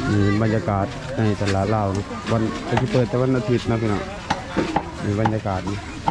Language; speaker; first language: Thai; native; Thai